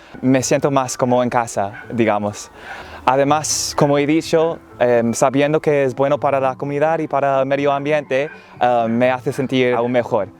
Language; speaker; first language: Spanish; non-native, fluent; English